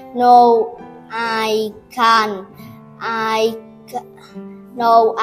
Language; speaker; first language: English; non-native, learner; Vietnamese